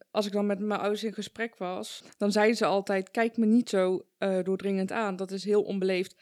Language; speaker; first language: Dutch; early bilingual, other home language; Persian